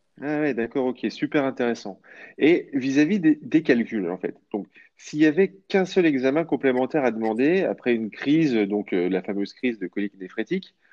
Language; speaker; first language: French; native; French